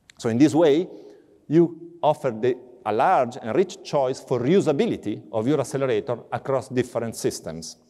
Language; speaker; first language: English; non-native, fluent; Italian